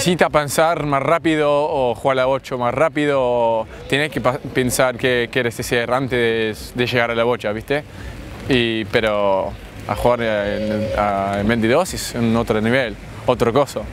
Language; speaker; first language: Spanish; non-native, fluent; English